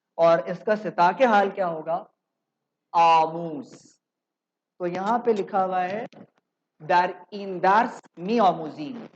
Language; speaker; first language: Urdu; native; Urdu